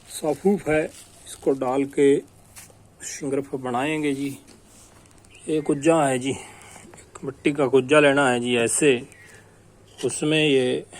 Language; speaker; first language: Urdu; non-native, local second language; Punjabi